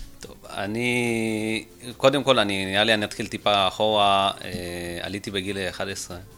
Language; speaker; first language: Hebrew; early bilingual, other home language; Amharic